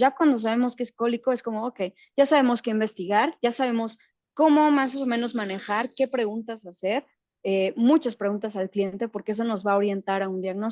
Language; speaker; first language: Spanish; native; Spanish